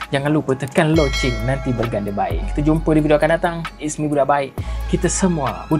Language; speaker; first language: Malay; native; Malay